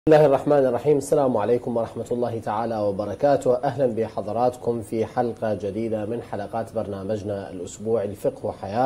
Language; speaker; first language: Arabic; native; Arabic